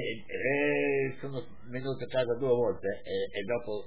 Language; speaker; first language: Italian; non-native, local second language; Friulian